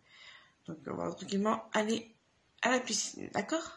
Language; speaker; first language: French; native; French